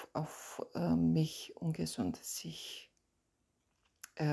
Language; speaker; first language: German; non-native, fluent; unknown